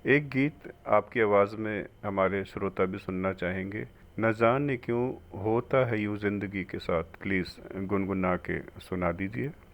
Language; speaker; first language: Hindi; native; Hindi